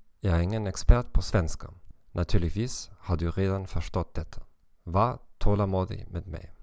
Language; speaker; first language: Swedish; non-native, learner; German